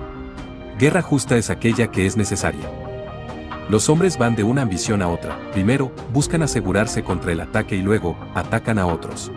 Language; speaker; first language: Spanish; native; Spanish